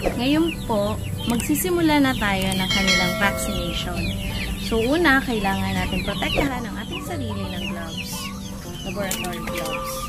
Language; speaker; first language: Filipino; non-native, local second language; Bikol